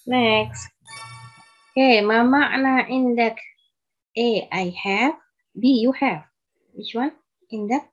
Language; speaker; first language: English; non-native, learner; Indonesian